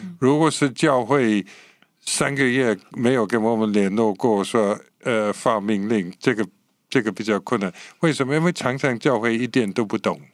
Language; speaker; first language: Chinese; non-native, fluent; English